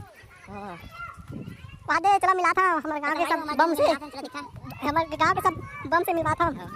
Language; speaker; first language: Hindi; non-native, local second language; Chhattisgarhi